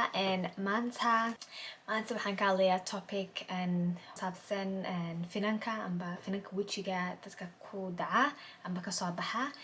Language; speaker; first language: Somali; early bilingual, heritage; Somali